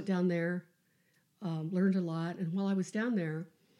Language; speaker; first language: English; native; English